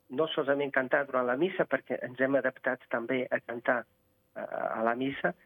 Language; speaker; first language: Catalan; non-native, fluent; Portuguese